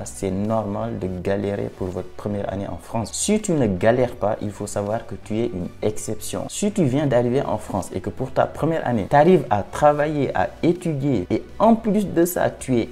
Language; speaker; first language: French; non-native, local second language; Wolof